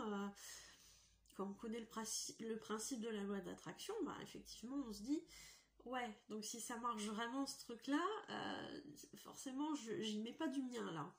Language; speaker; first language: French; native; French